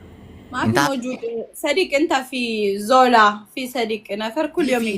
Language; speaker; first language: Arabic; non-native, learner; Amharic